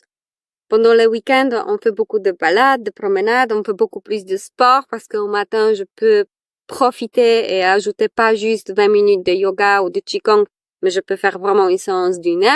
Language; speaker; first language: French; non-native, fluent; Polish